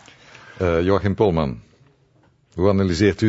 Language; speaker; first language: Dutch; native; Dutch